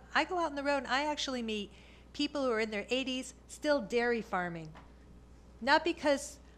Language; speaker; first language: English; native; English